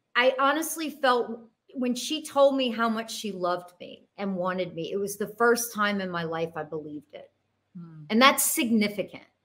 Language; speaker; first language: English; native; English